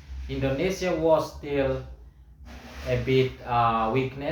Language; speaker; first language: English; non-native, learner; Indonesian